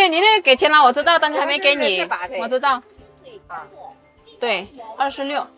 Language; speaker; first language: Chinese; non-native, fluent; Indonesian